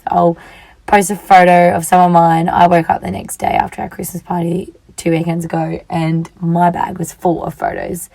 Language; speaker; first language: English; native; English